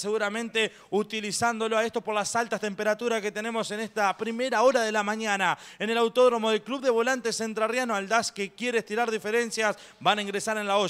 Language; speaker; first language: Spanish; native; Spanish